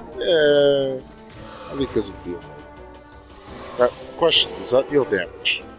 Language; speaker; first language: English; native; English